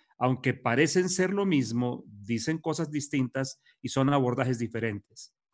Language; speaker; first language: Spanish; native; Spanish